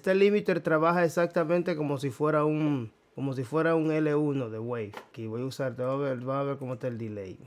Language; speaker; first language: Spanish; native; Spanish